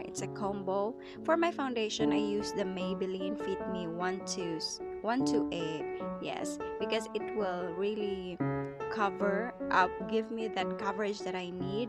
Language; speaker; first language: English; non-native, local second language; Filipino